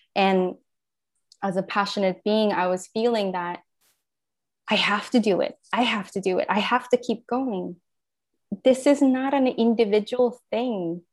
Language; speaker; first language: English; non-native, fluent; Japanese